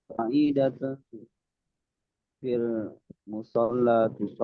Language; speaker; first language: Arabic; non-native, learner; Indonesian